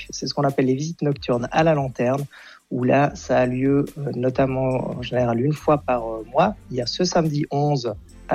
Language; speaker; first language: French; native; French